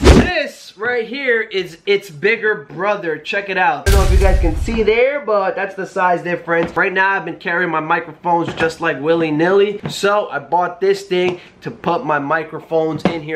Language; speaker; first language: English; native; English